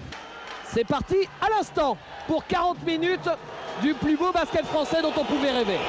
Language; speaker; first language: French; native; French